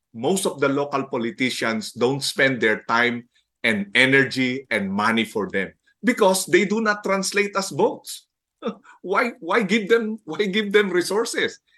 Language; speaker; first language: English; non-native, local second language; Filipino